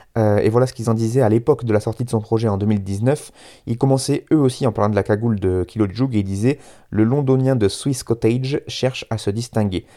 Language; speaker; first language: French; native; French